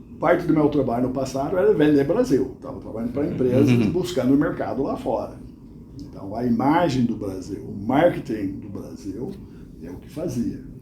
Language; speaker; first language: Portuguese; non-native, fluent; English